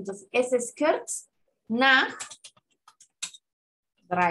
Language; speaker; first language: German; non-native, fluent; Spanish